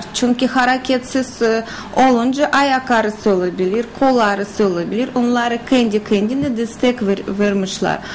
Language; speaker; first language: Turkish; non-native, learner; Russian